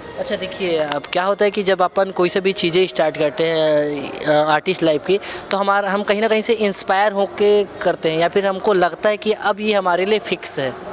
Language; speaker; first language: Hindi; native; Hindi